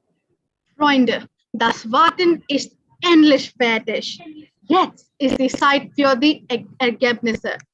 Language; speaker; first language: German; non-native, learner; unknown